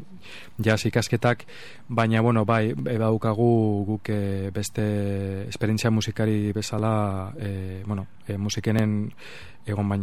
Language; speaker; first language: Basque; non-native, local second language; Spanish